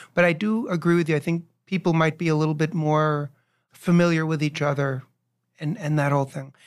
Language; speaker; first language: English; native; English